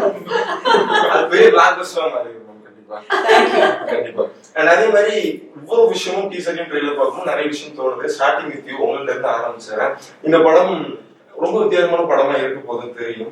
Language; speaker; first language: Tamil; native; Tamil